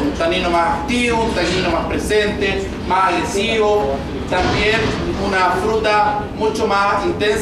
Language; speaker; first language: Spanish; native; Spanish